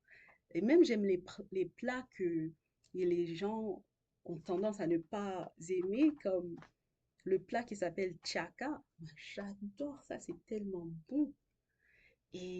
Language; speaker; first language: French; non-native, local second language; Haitian Creole